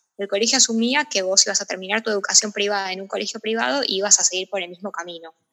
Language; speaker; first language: Spanish; native; Spanish